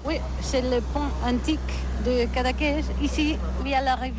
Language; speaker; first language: French; non-native, learner; Catalan